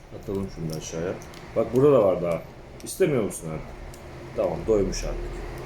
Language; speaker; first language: Turkish; native; Turkish